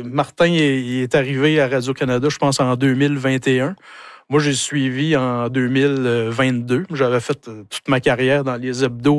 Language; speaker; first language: French; native; French